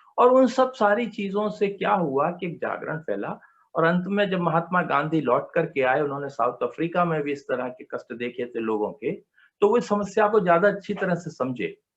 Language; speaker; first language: Hindi; native; Hindi